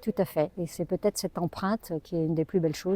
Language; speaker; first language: French; native; French